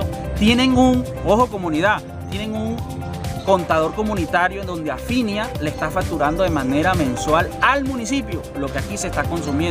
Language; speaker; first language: Spanish; native; Spanish